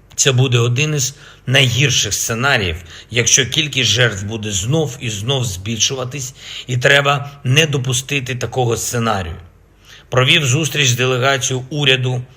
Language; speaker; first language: Ukrainian; non-native, local second language; Russian